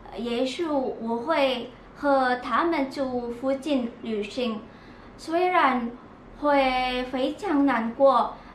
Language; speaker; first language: Chinese; non-native, learner; Indonesian